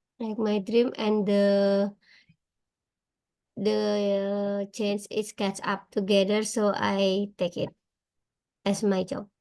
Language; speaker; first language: English; non-native, learner; Indonesian